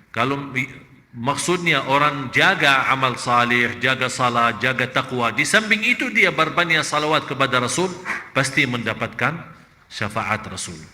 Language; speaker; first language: Malay; non-native, fluent; Arabic